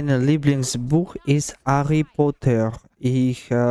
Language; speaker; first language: German; non-native, learner; Russian